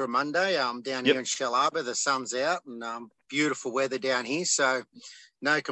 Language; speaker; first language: English; native; English